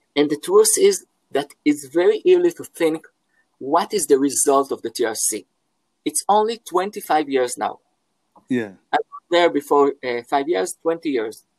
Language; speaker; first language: English; non-native, fluent; Hebrew